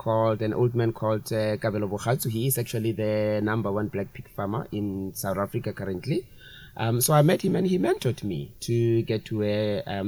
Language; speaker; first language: English; non-native, local second language; Tswana